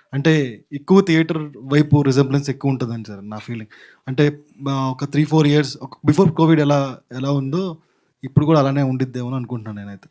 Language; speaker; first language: Telugu; native; Telugu